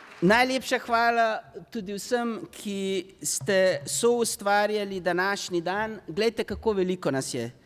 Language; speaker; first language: Slovenian; native; Slovenian